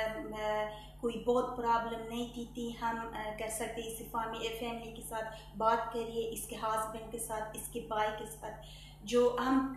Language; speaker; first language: Hindi; non-native, fluent; Persian